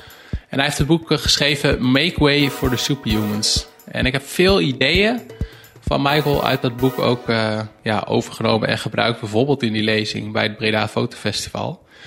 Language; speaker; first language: Dutch; native; Dutch